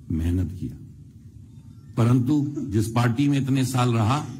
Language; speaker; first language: Hindi; native; Hindi